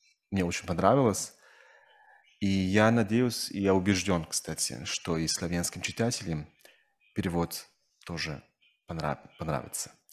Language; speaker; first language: Russian; non-native, fluent; Slovenian